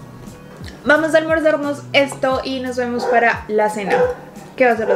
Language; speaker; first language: Spanish; native; Spanish